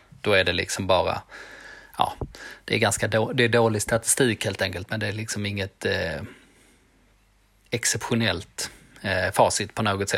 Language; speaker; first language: Swedish; native; Swedish